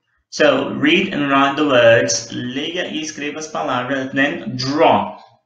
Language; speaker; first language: English; non-native, fluent; Portuguese